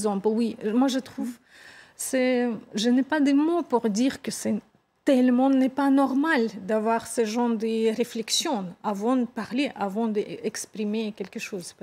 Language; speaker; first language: French; non-native, fluent; Russian